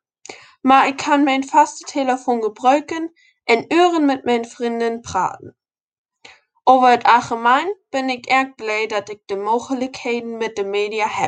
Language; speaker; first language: Dutch; non-native, learner; German